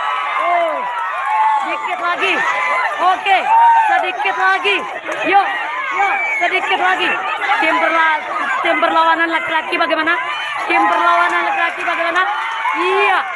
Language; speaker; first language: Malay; non-native, local second language; Minangkabau